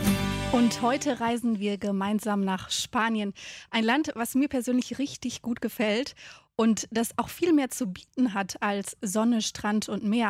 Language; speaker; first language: German; native; German